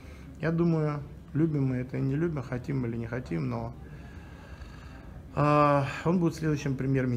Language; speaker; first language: Russian; native; Russian